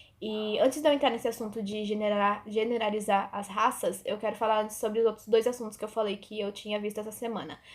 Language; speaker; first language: Portuguese; native; Portuguese